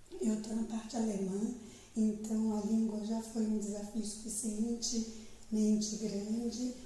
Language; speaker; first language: Portuguese; native; Portuguese